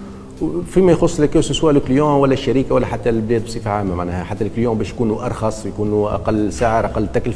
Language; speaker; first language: Arabic; native; Arabic